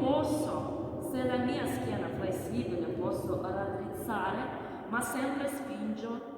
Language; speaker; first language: Italian; non-native, learner; Russian